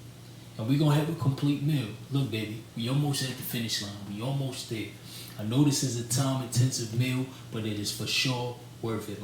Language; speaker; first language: English; native; English